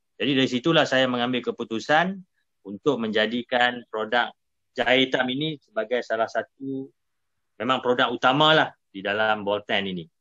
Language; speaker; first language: Malay; native; Malay